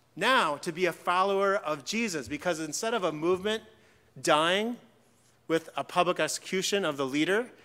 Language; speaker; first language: English; native; English